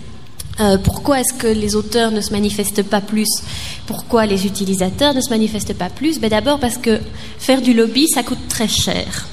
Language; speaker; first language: French; native; French